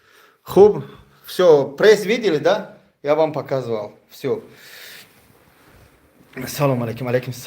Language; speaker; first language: Russian; non-native, fluent; Tajik